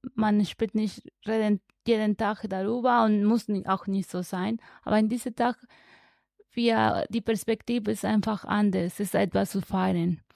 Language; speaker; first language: German; non-native, learner; Spanish